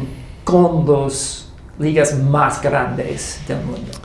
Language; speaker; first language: Spanish; non-native, learner; English